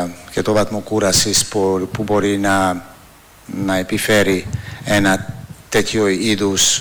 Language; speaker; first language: Greek; non-native, fluent; Serbian